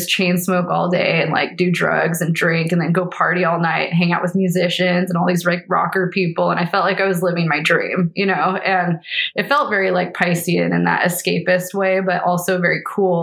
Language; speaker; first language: English; native; English